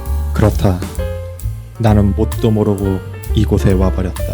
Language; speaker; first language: Korean; native; Korean